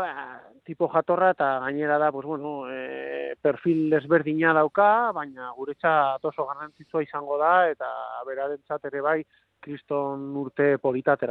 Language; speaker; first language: Basque; non-native, local second language; Spanish